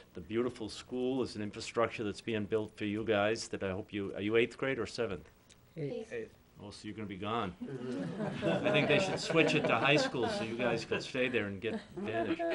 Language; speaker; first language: English; native; English